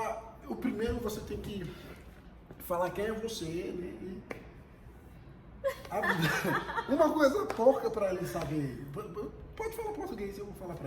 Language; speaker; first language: Portuguese; non-native, fluent; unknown